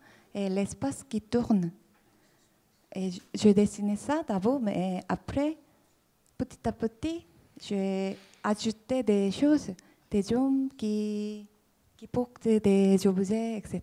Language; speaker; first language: French; non-native, fluent; Korean